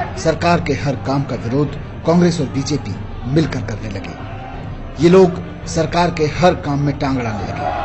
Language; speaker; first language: Hindi; native; Hindi